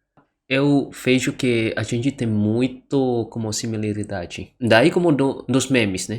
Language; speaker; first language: Portuguese; non-native, learner; Indonesian